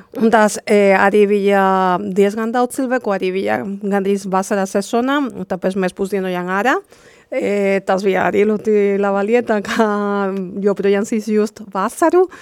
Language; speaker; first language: Latvian; non-native, fluent; Spanish